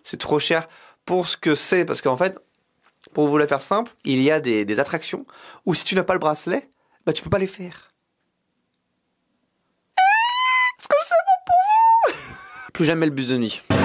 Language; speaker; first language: French; native; French